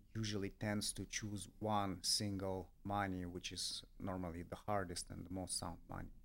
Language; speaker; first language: English; non-native, fluent; Russian